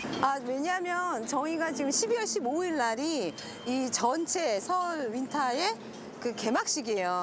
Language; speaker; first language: Korean; native; Korean